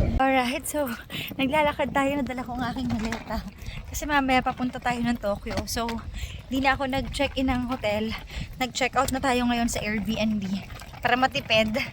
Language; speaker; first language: Filipino; native; Filipino